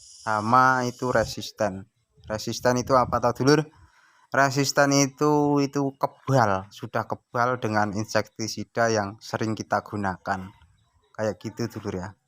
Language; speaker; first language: Indonesian; non-native, local second language; Javanese